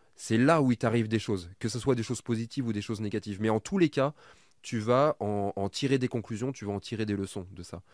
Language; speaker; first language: French; native; French